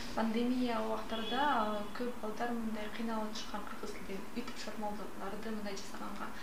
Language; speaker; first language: Kyrgyz; non-native, local second language; Russian